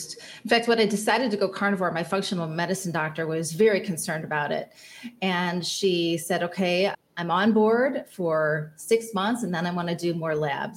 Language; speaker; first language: English; native; English